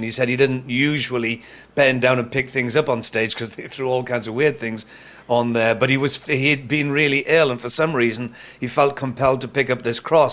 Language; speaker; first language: English; native; English